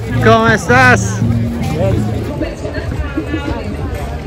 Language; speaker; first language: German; non-native, learner; Turkish